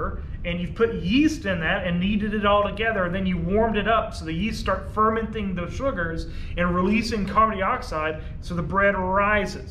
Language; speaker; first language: English; native; English